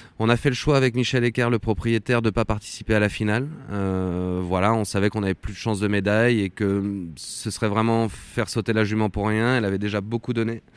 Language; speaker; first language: French; native; French